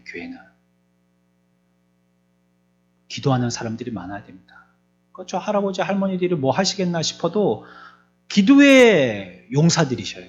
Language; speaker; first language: Korean; native; Korean